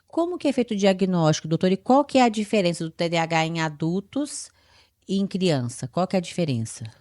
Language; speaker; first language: Portuguese; native; Portuguese